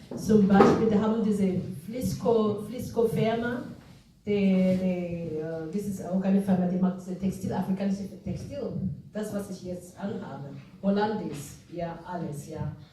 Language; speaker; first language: German; non-native, fluent; Igbo